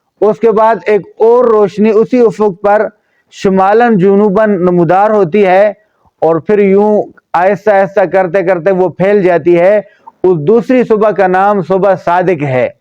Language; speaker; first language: Urdu; non-native, local second language; Pashto